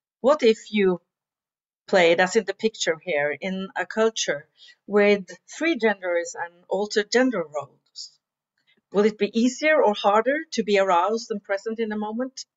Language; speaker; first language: English; non-native, fluent; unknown